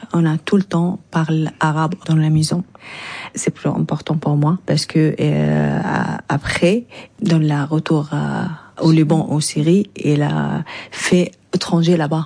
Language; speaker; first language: French; non-native, learner; Arabic